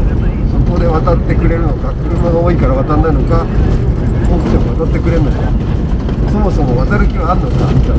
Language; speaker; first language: Japanese; native; Japanese